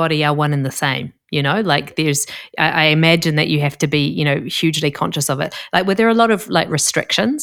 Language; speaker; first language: English; native; English